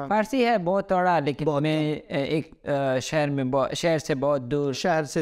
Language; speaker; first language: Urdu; early bilingual, other home language; Pashto